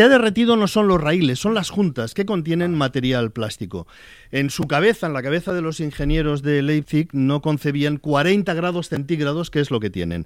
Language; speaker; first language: Spanish; native; Spanish